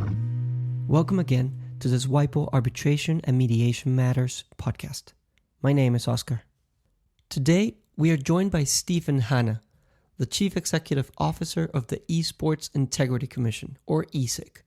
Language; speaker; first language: English; non-native, fluent; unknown